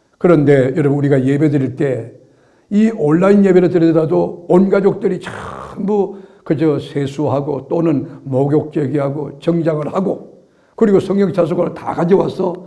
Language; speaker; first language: Korean; native; Korean